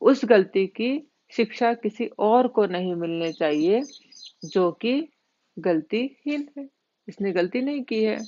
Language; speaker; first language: Hindi; non-native, local second language; Marathi